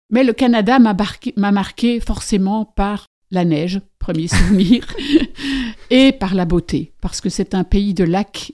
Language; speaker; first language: French; native; French